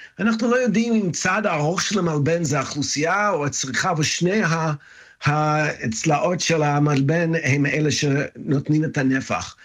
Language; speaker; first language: Hebrew; non-native, fluent; English